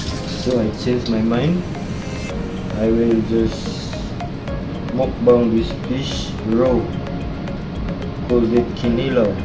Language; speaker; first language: English; non-native, local second language; Filipino